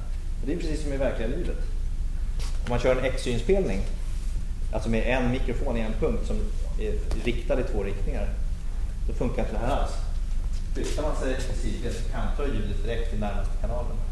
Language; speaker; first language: Swedish; native; Swedish